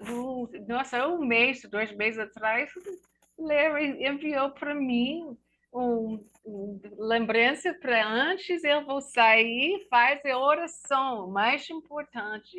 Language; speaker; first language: Portuguese; non-native, learner; English